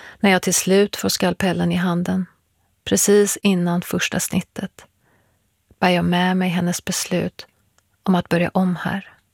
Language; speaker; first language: Swedish; early bilingual, other home language; Persian